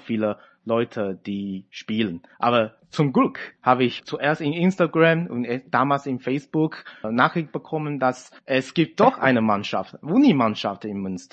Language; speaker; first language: German; non-native, fluent; Chinese